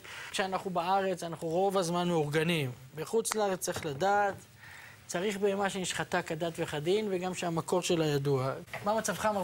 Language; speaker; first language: Hebrew; native; Hebrew